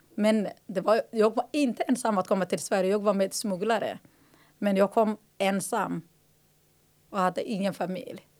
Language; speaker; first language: Swedish; non-native, fluent; Somali